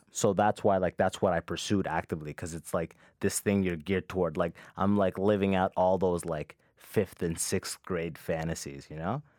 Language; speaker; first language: English; early bilingual, other home language; Arabic